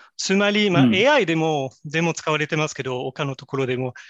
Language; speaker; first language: Japanese; non-native, fluent; French